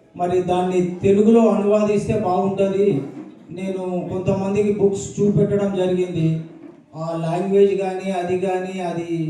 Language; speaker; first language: Telugu; native; Telugu